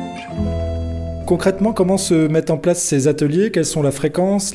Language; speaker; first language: French; native; French